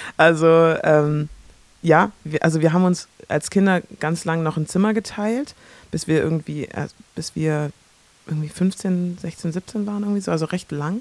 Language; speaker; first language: German; early bilingual, other home language; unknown